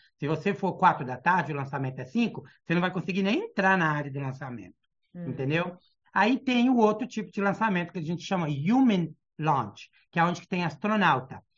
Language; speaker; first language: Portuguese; early bilingual, heritage; Portuguese